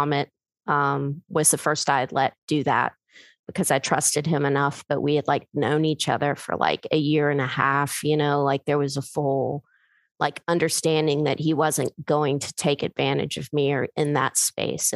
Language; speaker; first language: English; native; English